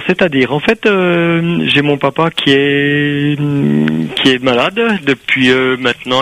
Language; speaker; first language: French; native; French